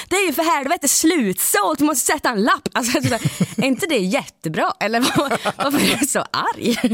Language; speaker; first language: Swedish; native; Swedish